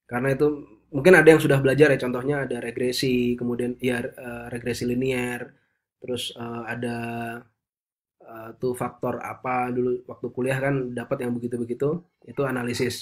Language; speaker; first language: Indonesian; native; Indonesian